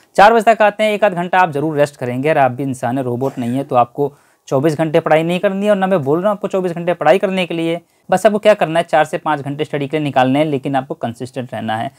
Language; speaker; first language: Hindi; native; Hindi